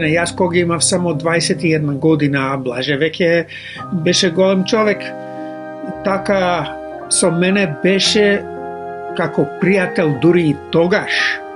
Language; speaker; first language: Macedonian; non-native, fluent; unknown